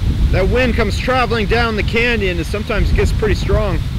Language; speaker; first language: English; native; English